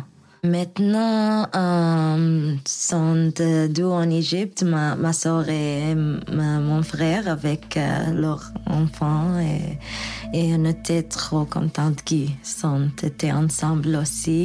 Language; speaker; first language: French; non-native, learner; Arabic